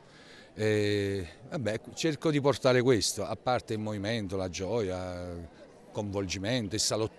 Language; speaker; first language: Italian; native; Italian